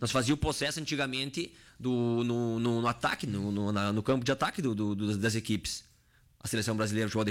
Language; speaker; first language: Portuguese; native; Portuguese